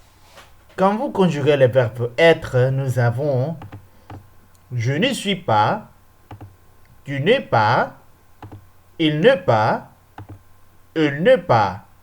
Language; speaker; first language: French; non-native, learner; Spanish